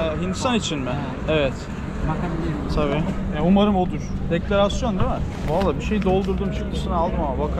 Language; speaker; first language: Turkish; native; Turkish